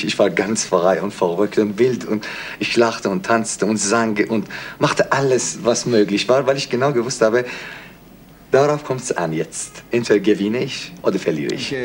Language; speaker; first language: German; non-native, fluent; Persian